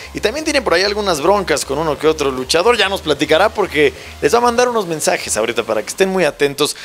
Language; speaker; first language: Spanish; native; Spanish